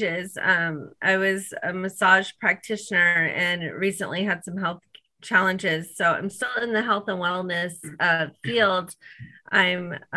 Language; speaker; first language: English; native; English